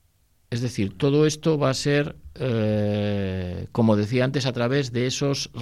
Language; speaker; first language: Spanish; native; Spanish